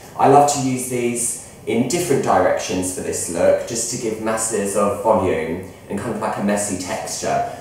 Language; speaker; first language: English; native; English